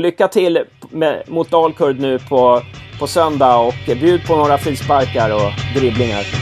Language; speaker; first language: Swedish; native; Swedish